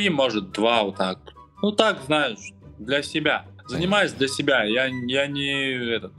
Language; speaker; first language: Russian; non-native, local second language; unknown